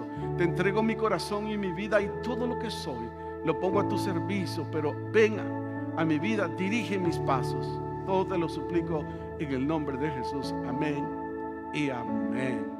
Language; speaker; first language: Spanish; native; Spanish